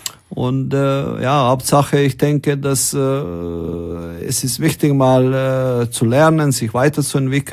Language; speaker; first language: German; non-native, fluent; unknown